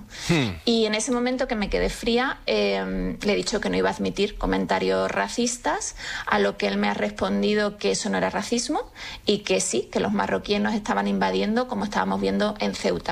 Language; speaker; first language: Spanish; native; Spanish